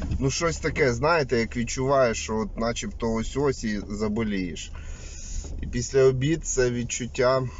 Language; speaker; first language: Ukrainian; non-native, local second language; Russian